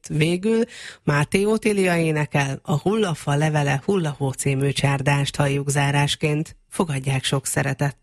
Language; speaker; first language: Hungarian; native; Hungarian